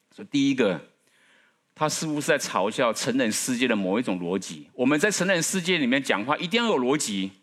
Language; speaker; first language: Chinese; native; Chinese